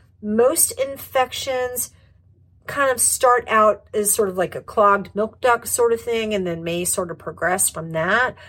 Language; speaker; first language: English; native; English